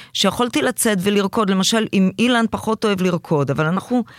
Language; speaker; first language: Hebrew; early bilingual, other home language; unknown